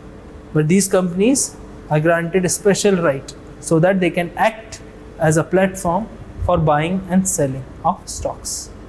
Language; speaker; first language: English; non-native, local second language; Hindi